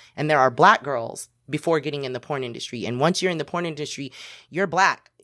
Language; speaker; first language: English; early bilingual, other home language; Spanish